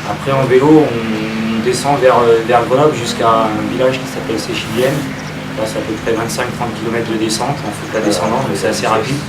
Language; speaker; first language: French; native; French